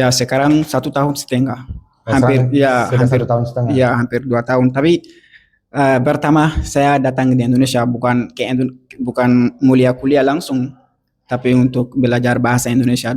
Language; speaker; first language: Indonesian; non-native, learner; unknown